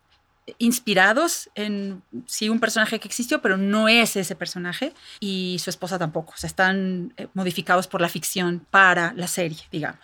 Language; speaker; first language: Spanish; native; Spanish